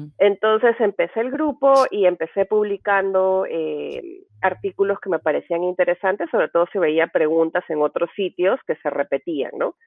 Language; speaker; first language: Spanish; native; Spanish